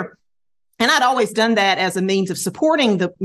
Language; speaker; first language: English; native; English